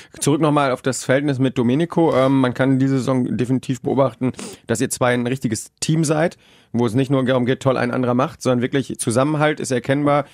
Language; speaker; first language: German; native; German